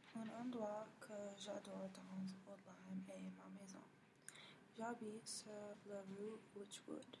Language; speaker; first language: French; non-native, learner; English